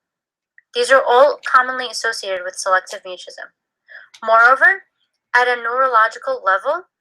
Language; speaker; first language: English; native; English